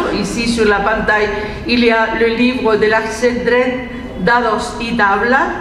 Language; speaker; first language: French; non-native, fluent; Spanish